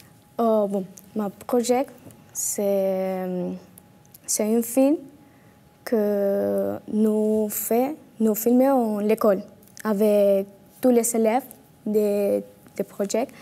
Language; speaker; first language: French; non-native, learner; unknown